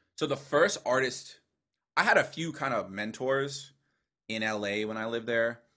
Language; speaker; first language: English; native; English